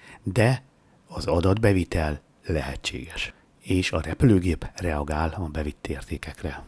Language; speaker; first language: Hungarian; native; Hungarian